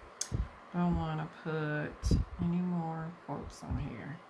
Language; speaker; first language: English; native; English